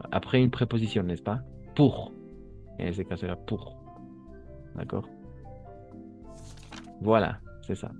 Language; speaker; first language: French; non-native, fluent; Spanish